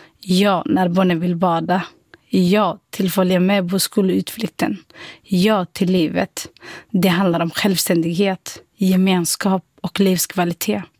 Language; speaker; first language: Swedish; non-native, fluent; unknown